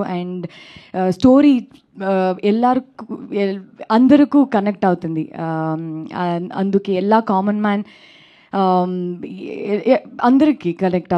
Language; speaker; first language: Telugu; non-native, learner; Kannada